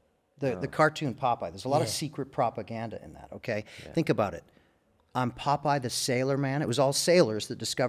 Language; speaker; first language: English; native; English